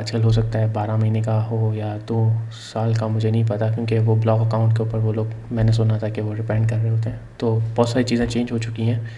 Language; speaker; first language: Urdu; native; Urdu